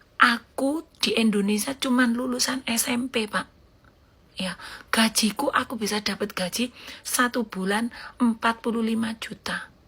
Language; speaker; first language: Indonesian; native; Indonesian